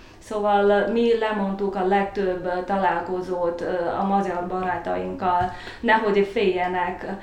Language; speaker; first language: Hungarian; non-native, learner; Chinese